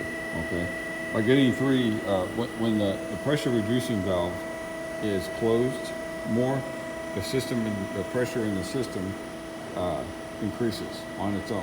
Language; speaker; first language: English; native; English